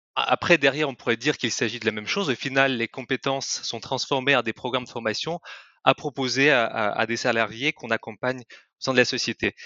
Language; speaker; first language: French; non-native, fluent; Russian